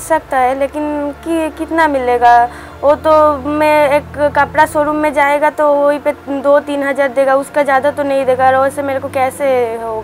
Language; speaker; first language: Hindi; non-native, local second language; Bangla